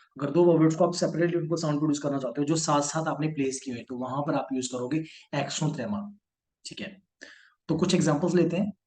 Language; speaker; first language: Hindi; non-native, local second language; Punjabi